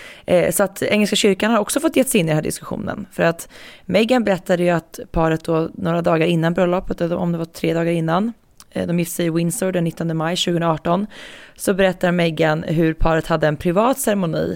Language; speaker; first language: Swedish; native; Swedish